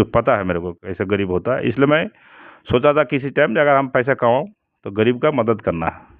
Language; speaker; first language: Hindi; non-native, local second language; Bangla